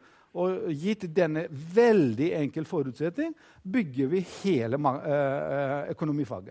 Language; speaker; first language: Norwegian; non-native, fluent; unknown